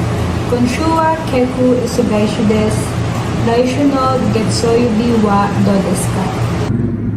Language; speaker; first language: Japanese; non-native, learner; Filipino